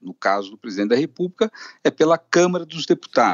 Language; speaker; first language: Portuguese; native; Portuguese